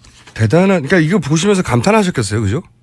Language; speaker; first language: Korean; native; Korean